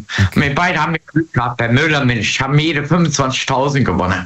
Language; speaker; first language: German; native; German